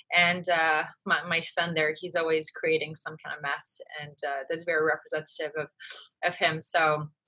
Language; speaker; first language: English; early bilingual, other home language; French